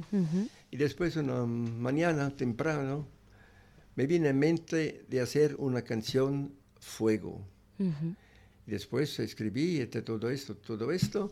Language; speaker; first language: Spanish; non-native, learner; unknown